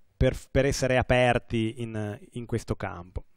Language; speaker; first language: Italian; native; Italian